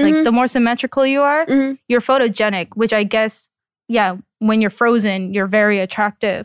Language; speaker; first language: English; native; English